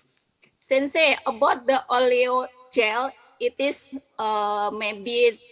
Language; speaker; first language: English; non-native, learner; Indonesian